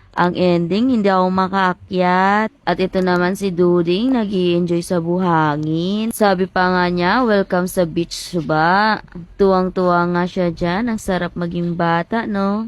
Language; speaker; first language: Filipino; native; Filipino